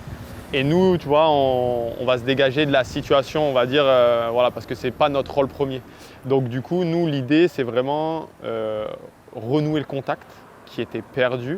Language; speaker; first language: French; native; French